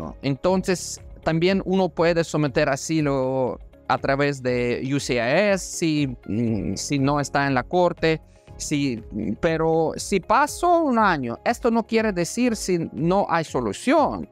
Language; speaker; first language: Spanish; non-native, fluent; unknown